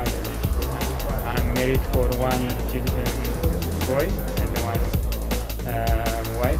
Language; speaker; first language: English; non-native, learner; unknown